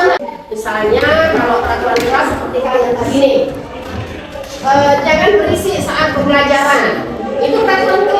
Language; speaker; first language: Indonesian; native; Indonesian